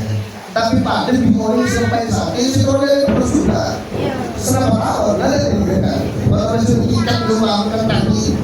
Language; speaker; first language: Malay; non-native, local second language; Javanese